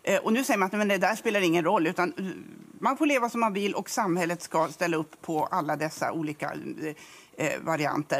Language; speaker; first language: Swedish; native; Swedish